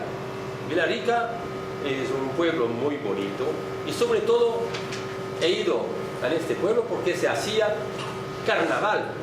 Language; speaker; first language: Spanish; non-native, learner; French